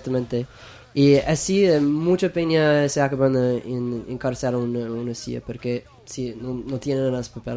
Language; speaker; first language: Spanish; non-native, fluent; English